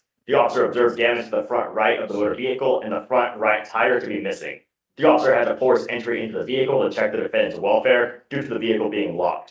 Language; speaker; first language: English; native; English